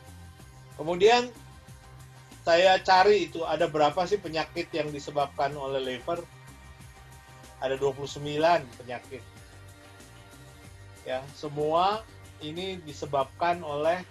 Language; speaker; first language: Indonesian; native; Indonesian